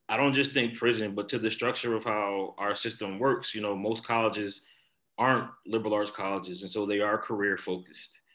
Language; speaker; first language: English; native; English